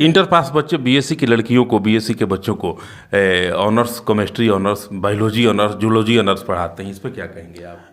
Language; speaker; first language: Hindi; native; Hindi